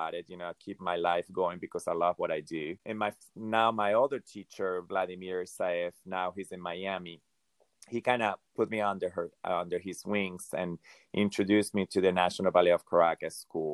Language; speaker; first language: English; non-native, fluent; Hungarian